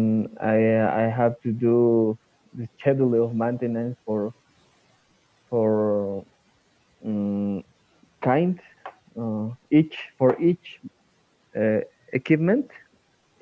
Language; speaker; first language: English; non-native, learner; Spanish